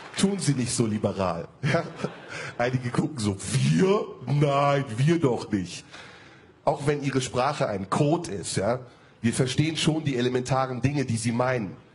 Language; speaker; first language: German; early bilingual, other home language; Turkish